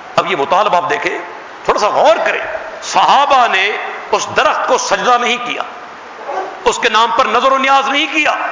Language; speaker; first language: Urdu; non-native, local second language; Sindhi